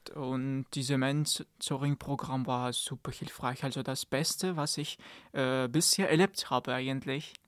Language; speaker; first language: German; non-native, learner; Kazakh